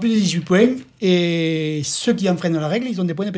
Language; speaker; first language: French; native; French